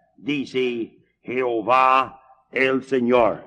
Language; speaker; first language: Spanish; non-native, fluent; English